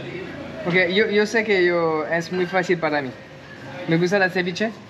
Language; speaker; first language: Spanish; non-native, learner; French